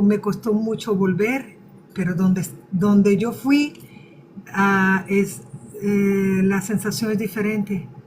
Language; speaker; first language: Spanish; early bilingual, other home language; Portuguese